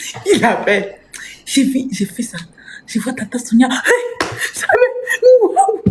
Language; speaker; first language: French; non-native, local second language; Lingala